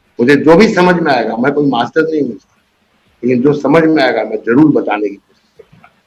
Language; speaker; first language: Hindi; native; Hindi